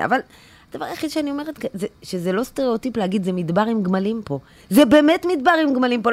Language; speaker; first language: Hebrew; native; Hebrew